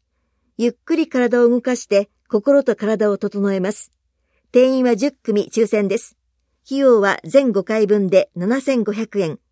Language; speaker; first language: Japanese; native; Japanese